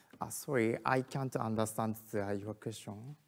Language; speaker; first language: English; non-native, learner; Japanese